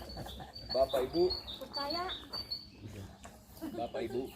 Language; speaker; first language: Indonesian; non-native, fluent; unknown